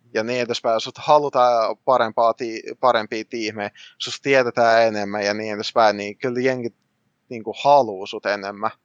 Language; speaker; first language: Finnish; early bilingual, other home language; Russian